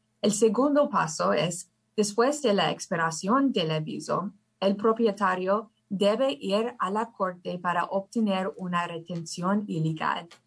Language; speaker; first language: Spanish; early bilingual, heritage; English